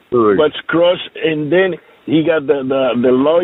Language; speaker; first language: English; non-native, learner; Spanish